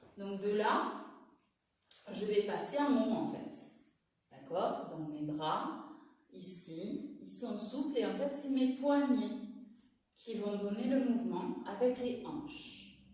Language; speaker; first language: French; native; French